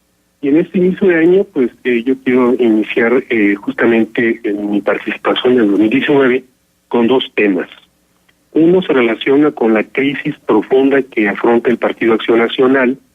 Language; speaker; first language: Spanish; native; Spanish